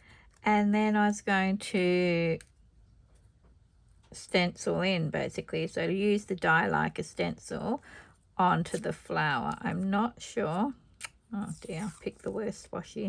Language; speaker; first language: English; native; English